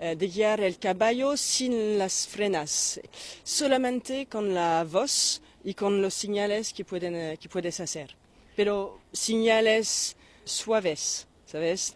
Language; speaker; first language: Spanish; non-native, fluent; French